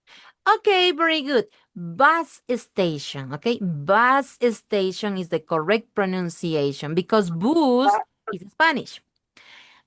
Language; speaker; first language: English; non-native, learner; Spanish